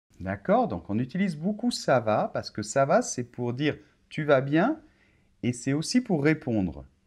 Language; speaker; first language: French; native; French